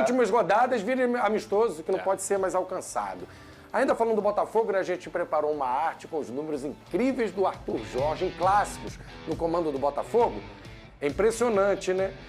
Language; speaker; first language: Portuguese; native; Portuguese